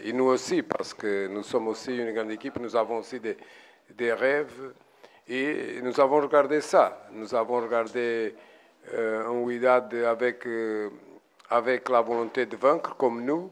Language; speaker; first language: French; non-native, learner; Portuguese